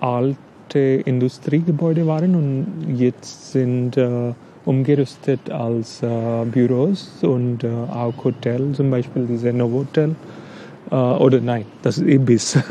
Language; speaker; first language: German; non-native, learner; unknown